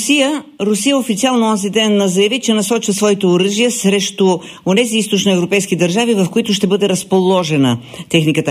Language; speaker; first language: Bulgarian; native; Bulgarian